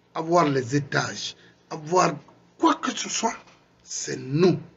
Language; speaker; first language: French; non-native, local second language; Susu